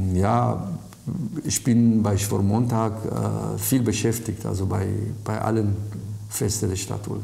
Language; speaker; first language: German; non-native, fluent; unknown